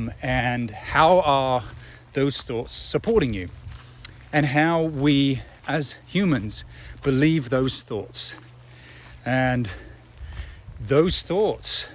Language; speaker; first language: English; native; English